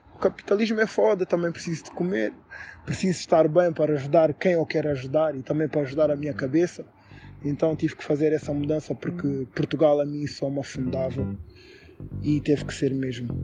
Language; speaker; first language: Portuguese; native; Portuguese